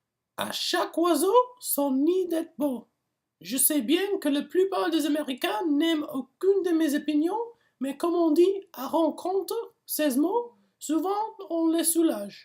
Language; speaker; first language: French; non-native, learner; English